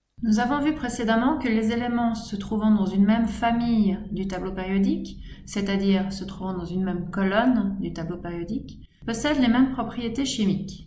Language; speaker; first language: French; native; French